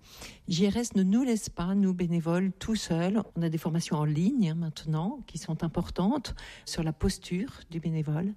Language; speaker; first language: French; native; French